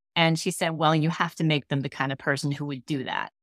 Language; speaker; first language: English; native; English